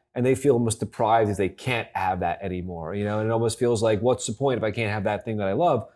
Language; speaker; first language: English; native; English